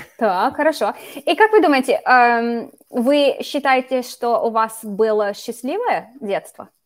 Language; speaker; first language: Russian; non-native, fluent; English